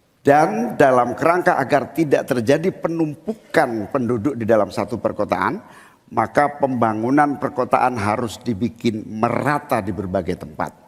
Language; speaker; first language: Indonesian; native; Indonesian